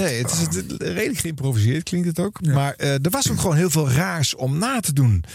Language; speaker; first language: Dutch; native; Dutch